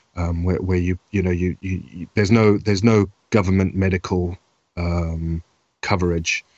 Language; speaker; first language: English; native; English